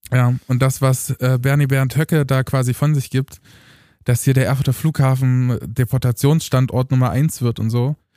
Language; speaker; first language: German; early bilingual, other home language; Romanian